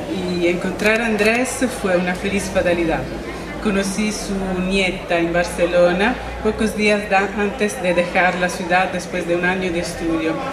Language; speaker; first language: Spanish; non-native, fluent; Italian